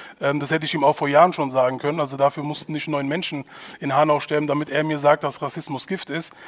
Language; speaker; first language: German; native; German